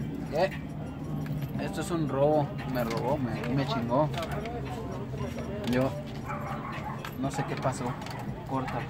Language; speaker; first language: Spanish; native; Spanish